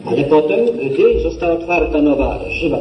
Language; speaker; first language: Polish; native; Polish